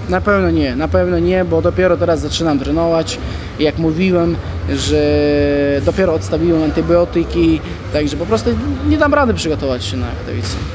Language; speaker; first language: Polish; non-native, fluent; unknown